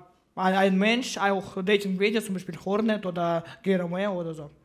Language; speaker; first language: German; non-native, learner; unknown